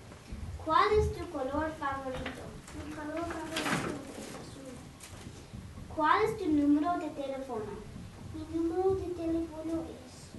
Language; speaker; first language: Spanish; non-native, learner; English